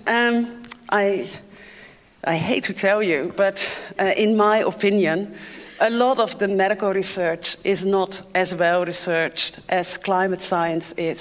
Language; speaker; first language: English; non-native, fluent; Dutch